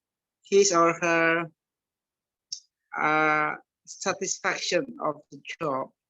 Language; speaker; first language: English; non-native, learner; Indonesian